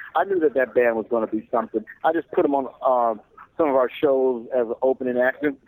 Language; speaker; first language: English; native; English